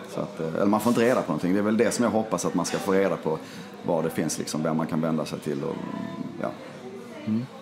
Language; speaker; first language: Swedish; native; Swedish